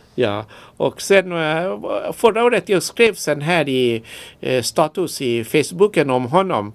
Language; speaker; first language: Swedish; non-native, fluent; Bangla